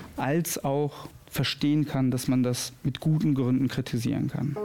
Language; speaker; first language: German; early bilingual, other home language; Albanian